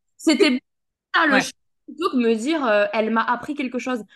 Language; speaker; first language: French; native; French